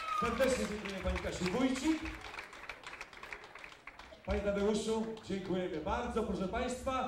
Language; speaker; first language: Polish; native; Polish